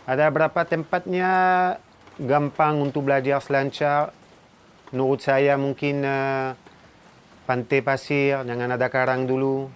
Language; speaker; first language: Indonesian; non-native, fluent; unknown